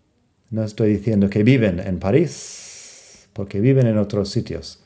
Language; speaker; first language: Spanish; non-native, fluent; English